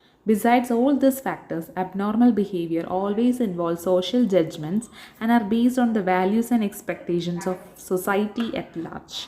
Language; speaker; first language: English; non-native, local second language; Malayalam